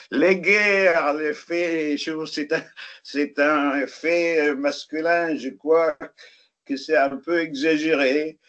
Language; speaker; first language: French; non-native, fluent; Arabic